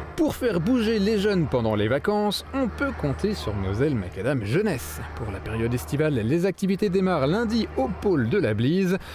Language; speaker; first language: French; native; French